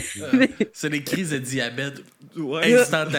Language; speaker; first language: French; native; French